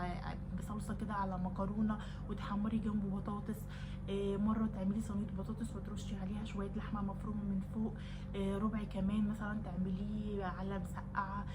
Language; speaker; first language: Arabic; native; Arabic